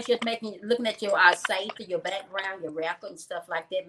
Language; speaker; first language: English; native; English